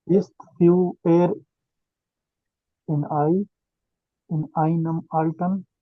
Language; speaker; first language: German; non-native, learner; Urdu